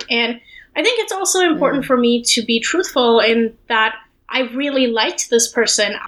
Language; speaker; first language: English; non-native, local second language; Hindi